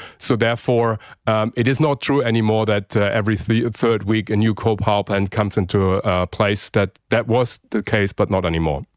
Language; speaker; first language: English; non-native, fluent; German